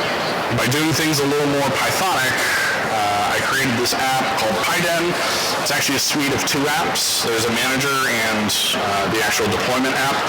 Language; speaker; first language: English; native; English